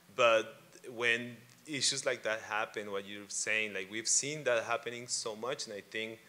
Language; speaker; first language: English; non-native, fluent; Spanish